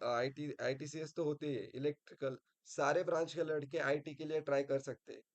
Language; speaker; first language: Hindi; non-native, local second language; Marathi